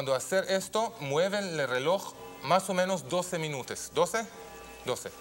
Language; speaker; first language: Spanish; non-native, learner; Hebrew